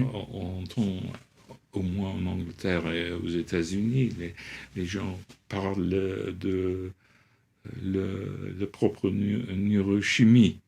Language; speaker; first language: French; non-native, fluent; English